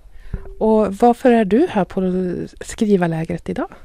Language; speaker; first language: Swedish; native; Swedish